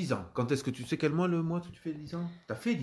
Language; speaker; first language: French; native; French